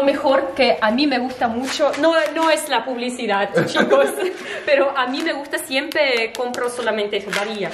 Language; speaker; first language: Spanish; non-native, fluent; Russian